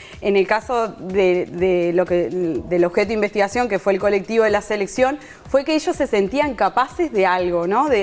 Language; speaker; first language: Spanish; native; Spanish